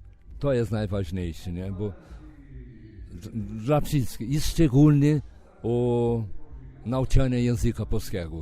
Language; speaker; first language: Polish; non-native, fluent; Portuguese